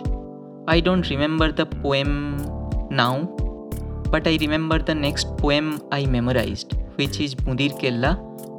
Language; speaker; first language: English; non-native, local second language; Bangla